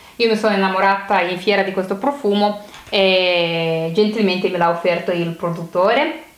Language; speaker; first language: Italian; non-native, fluent; Romanian